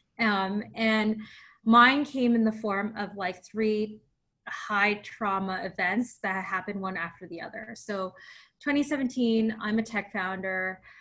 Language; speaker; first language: English; early bilingual, other home language; Filipino